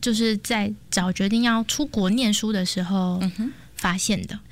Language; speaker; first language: Chinese; native; Chinese